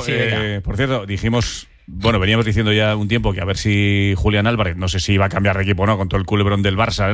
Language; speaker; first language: Spanish; native; Spanish